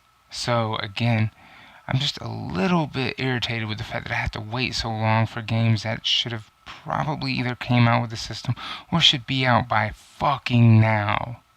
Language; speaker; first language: English; native; English